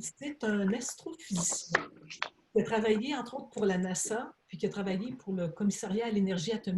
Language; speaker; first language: French; native; French